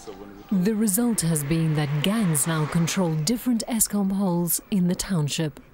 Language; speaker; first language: English; native; English